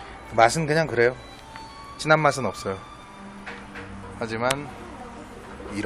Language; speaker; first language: Korean; native; Korean